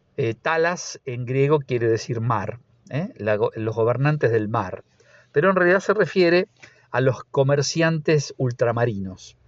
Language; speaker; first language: Spanish; native; Spanish